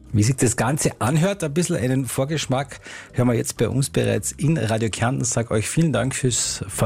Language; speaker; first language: German; native; German